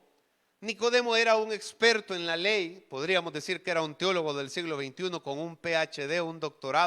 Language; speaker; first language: Spanish; native; Spanish